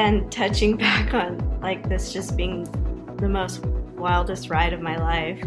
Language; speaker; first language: English; native; English